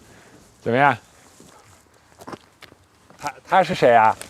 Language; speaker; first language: Chinese; non-native, fluent; Dutch